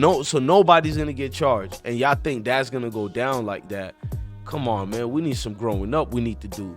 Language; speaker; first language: English; native; English